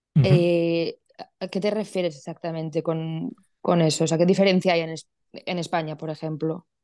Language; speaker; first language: Spanish; native; Spanish